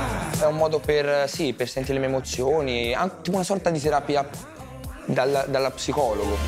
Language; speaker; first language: Italian; native; Italian